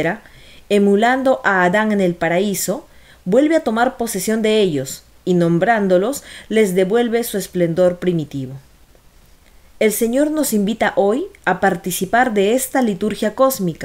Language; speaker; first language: Spanish; native; Spanish